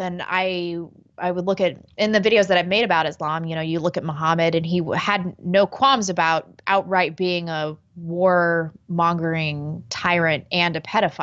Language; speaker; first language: English; native; English